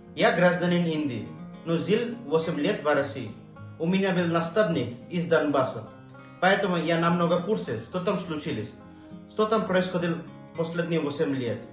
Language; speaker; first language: Russian; non-native, fluent; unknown